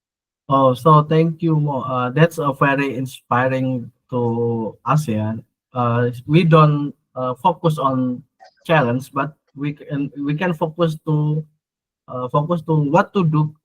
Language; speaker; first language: English; non-native, learner; Indonesian